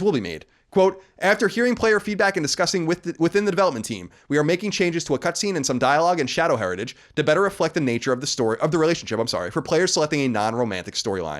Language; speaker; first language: English; native; English